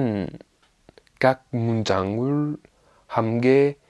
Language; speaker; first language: Korean; non-native, learner; French